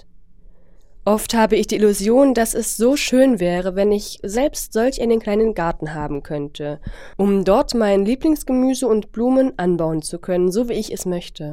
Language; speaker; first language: German; non-native, fluent; Chinese